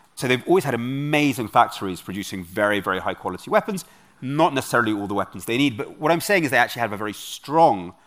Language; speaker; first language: English; native; English